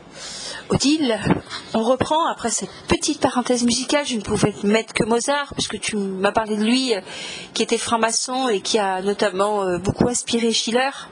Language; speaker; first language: French; native; French